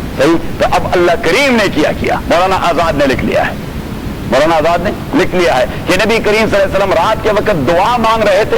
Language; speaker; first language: Urdu; non-native, local second language; Pashto